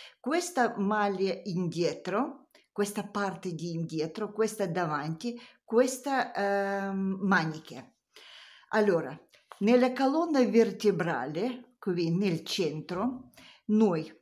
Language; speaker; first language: Italian; non-native, learner; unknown